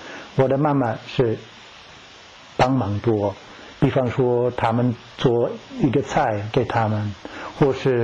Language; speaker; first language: Chinese; non-native, fluent; English